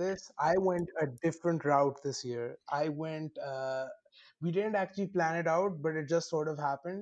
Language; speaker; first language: English; non-native, local second language; Urdu